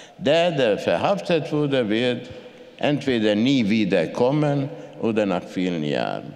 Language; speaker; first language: German; non-native, fluent; Hungarian